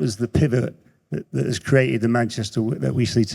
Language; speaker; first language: English; native; English